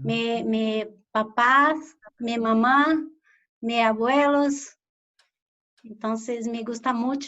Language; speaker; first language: Portuguese; early bilingual, heritage; Portuguese